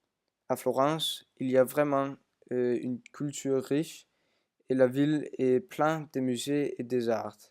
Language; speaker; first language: French; non-native, learner; Danish